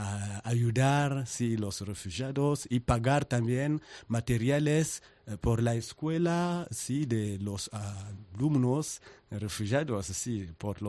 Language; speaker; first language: Spanish; non-native, learner; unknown